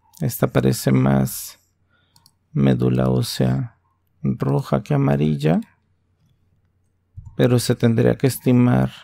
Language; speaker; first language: Spanish; native; Spanish